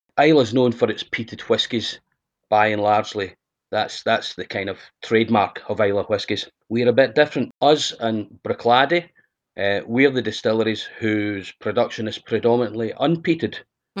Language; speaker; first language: English; native; English